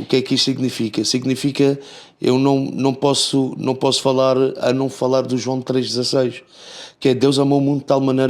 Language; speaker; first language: Portuguese; native; Portuguese